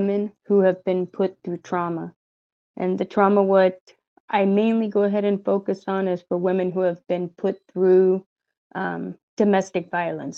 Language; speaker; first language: English; native; English